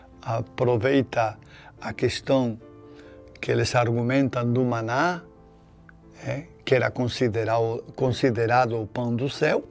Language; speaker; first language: Portuguese; non-native, fluent; Spanish